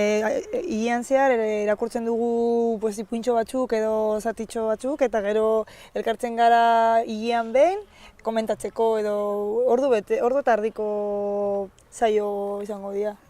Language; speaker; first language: Basque; non-native, learner; Spanish